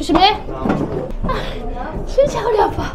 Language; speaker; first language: Korean; non-native, fluent; Arabic